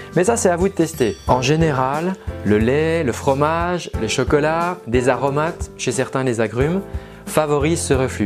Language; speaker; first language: French; native; French